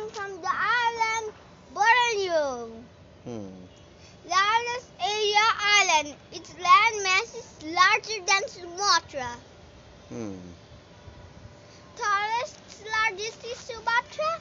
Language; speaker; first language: English; non-native, learner; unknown